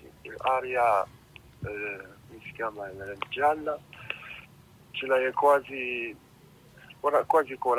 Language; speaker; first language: Italian; non-native, learner; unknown